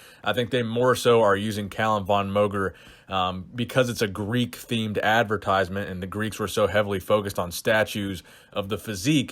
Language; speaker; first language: English; native; English